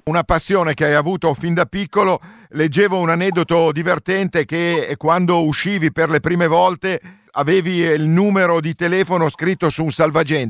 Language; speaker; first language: Italian; native; Italian